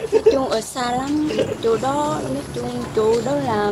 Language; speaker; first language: Vietnamese; non-native, local second language; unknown